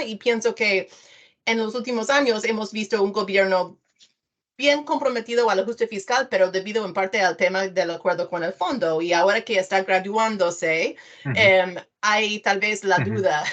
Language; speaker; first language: Spanish; non-native, fluent; English